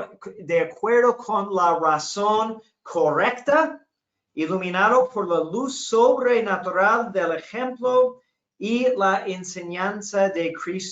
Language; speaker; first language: Spanish; non-native, fluent; English